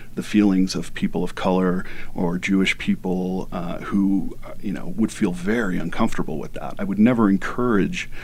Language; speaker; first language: English; native; English